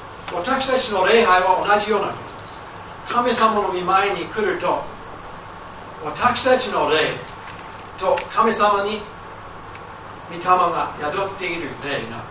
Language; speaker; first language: Japanese; non-native, fluent; English